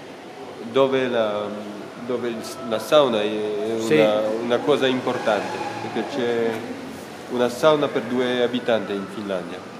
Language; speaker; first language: Italian; non-native, fluent; French